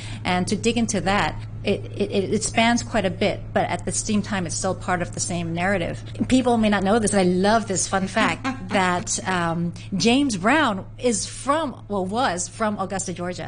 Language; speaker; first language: English; native; English